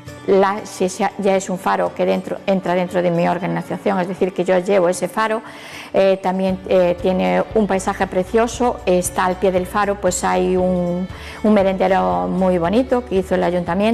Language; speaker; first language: Spanish; native; Spanish